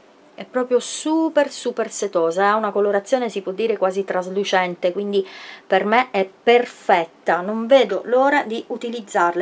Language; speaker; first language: Italian; native; Italian